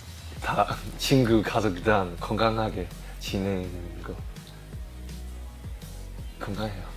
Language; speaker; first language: Korean; non-native, learner; Chinese